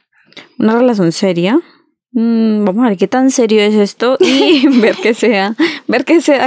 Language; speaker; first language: Spanish; native; Spanish